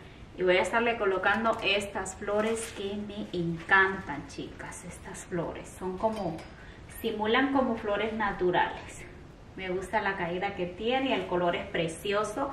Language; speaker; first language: Spanish; native; Spanish